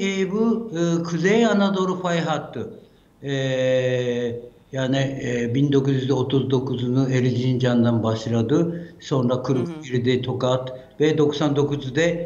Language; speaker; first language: Turkish; non-native, fluent; Japanese